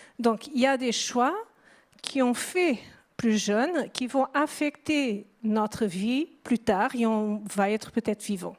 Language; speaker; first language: French; non-native, fluent; Portuguese